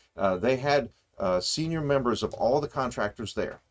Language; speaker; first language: English; native; English